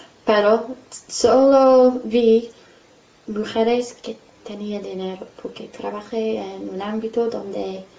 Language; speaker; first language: Spanish; non-native, fluent; English